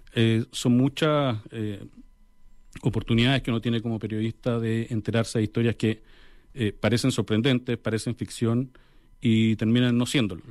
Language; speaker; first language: Spanish; native; Spanish